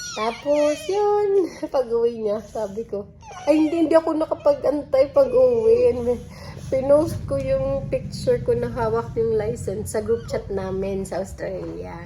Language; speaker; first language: Filipino; non-native, local second language; Waray